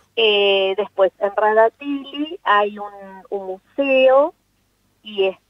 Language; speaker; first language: Spanish; non-native, local second language; Afrikaans